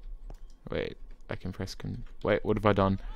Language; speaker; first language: English; native; English